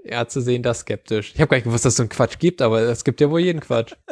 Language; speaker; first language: German; native; German